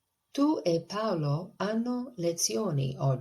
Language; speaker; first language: Italian; non-native, fluent; English